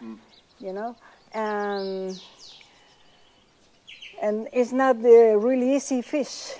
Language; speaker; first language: English; non-native, learner; Spanish